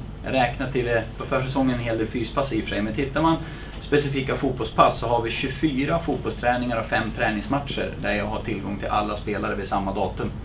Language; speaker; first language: Swedish; native; Swedish